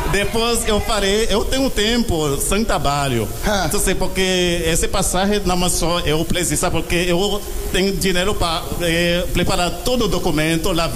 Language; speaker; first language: Portuguese; non-native, learner; Haitian Creole